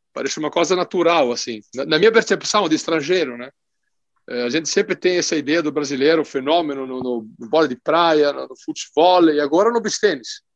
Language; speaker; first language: Portuguese; non-native, fluent; Italian